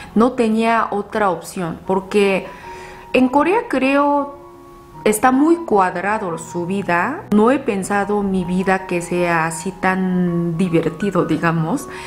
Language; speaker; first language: Spanish; non-native, fluent; Korean